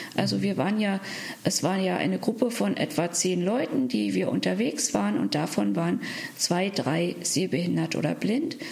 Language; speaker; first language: German; native; German